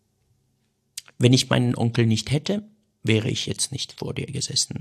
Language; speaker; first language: German; non-native, fluent; Persian